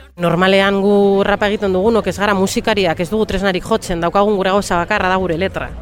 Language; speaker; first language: Basque; non-native, local second language; Spanish